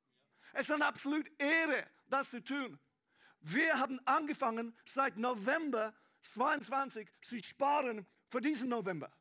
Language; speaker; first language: German; non-native, learner; English